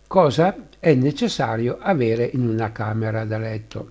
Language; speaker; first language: Italian; native; Italian